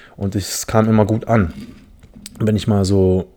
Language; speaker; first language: German; early bilingual, other home language; English